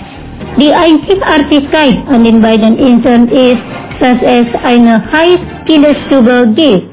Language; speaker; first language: German; non-native, learner; Indonesian